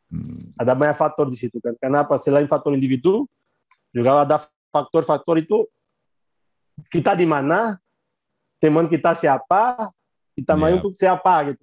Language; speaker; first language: Indonesian; non-native, fluent; Portuguese